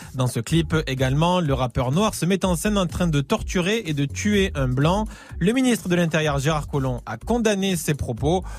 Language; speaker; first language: French; native; French